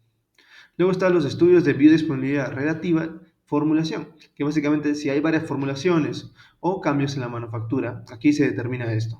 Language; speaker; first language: Spanish; native; Spanish